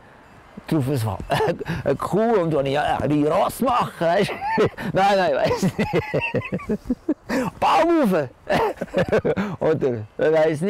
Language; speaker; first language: German; non-native, local second language; French